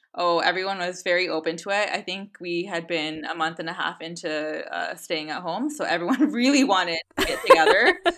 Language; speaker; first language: English; native; English